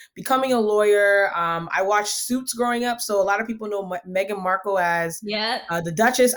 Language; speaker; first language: English; early bilingual, other home language; Akan